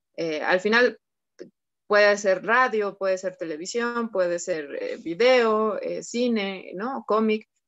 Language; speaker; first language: Spanish; native; Spanish